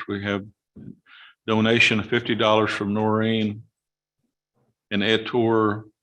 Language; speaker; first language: English; native; English